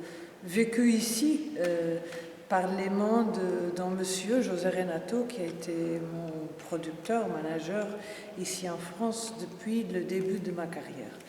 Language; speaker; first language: French; non-native, fluent; Portuguese